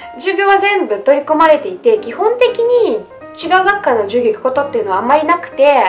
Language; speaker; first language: Japanese; non-native, fluent; Russian